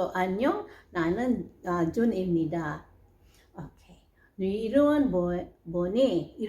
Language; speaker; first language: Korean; non-native, learner; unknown